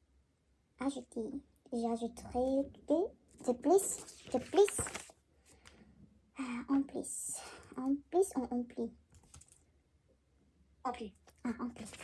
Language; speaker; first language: French; non-native, learner; Korean